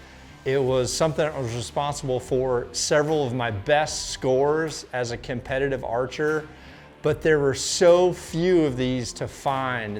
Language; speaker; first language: English; native; English